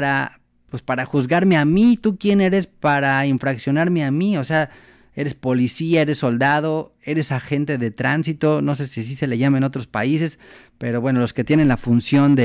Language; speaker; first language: Spanish; native; Spanish